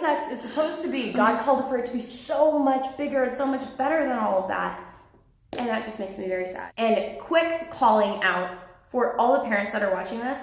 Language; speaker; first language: English; native; English